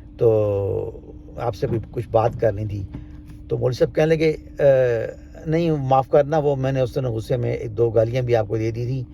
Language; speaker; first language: Urdu; native; Urdu